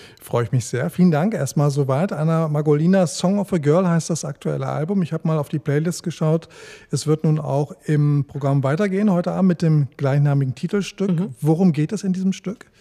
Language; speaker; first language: German; native; German